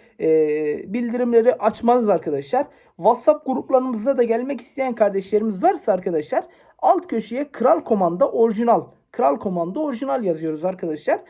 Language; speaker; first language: Turkish; native; Turkish